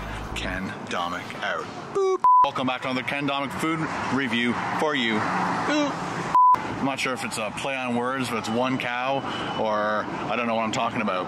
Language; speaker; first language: English; native; English